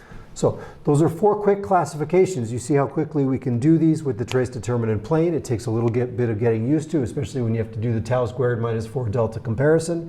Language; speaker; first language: English; native; English